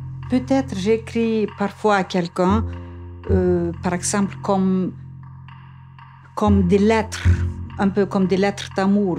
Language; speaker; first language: French; non-native, fluent; Icelandic